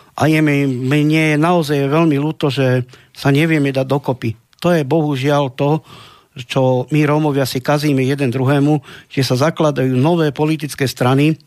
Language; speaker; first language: Slovak; non-native, local second language; Romany